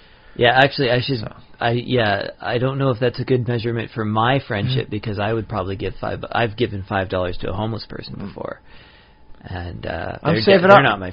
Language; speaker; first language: English; native; English